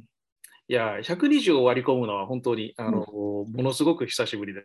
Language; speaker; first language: Japanese; native; Japanese